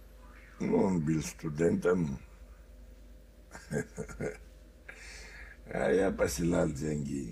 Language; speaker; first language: Russian; non-native, learner; Georgian